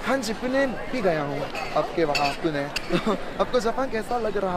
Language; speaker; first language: Hindi; non-native, fluent; Japanese